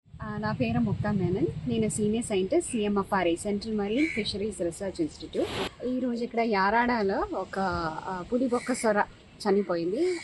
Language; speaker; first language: Telugu; non-native, fluent; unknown